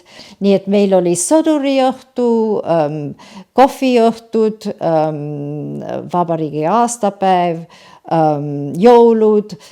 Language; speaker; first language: Estonian; early bilingual, heritage; Estonian